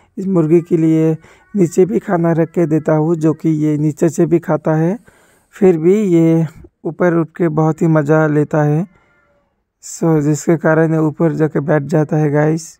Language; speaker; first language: Hindi; non-native, local second language; Bangla